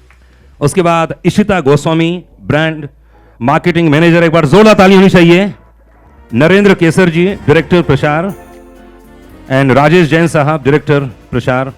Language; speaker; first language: Hindi; native; Hindi